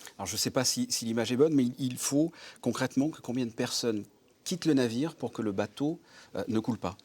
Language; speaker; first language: French; native; French